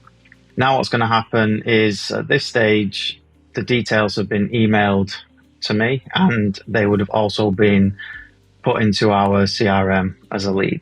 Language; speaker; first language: English; native; English